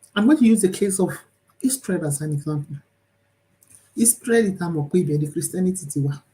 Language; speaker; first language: English; non-native, local second language; Yoruba